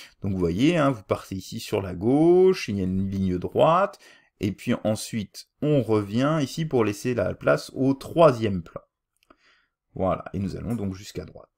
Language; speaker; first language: French; native; French